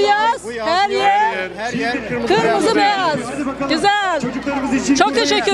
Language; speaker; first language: Turkish; native; Turkish